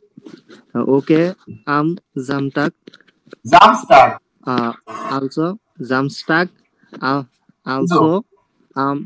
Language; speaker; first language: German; non-native, learner; Bangla